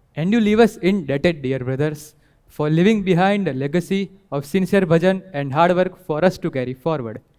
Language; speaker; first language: English; non-native, local second language; Gujarati